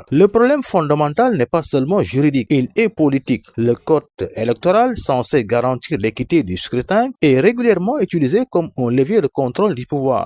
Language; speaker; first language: French; non-native, local second language; Wolof